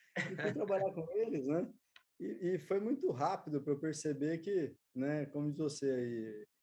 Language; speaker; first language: Portuguese; native; Portuguese